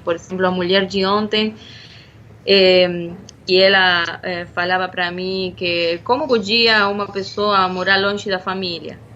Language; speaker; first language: Portuguese; non-native, fluent; Spanish